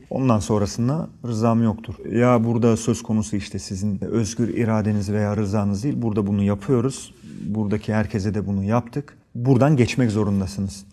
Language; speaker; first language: Turkish; early bilingual, heritage; Turkish